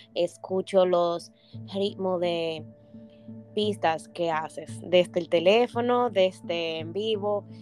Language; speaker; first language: Spanish; native; Spanish